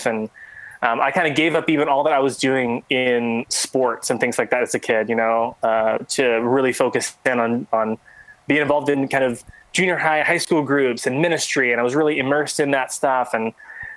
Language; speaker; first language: English; native; English